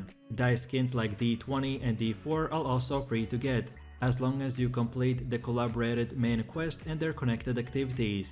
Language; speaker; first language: English; non-native, fluent; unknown